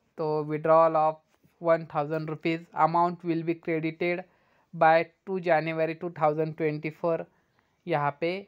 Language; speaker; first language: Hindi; non-native, local second language; Marathi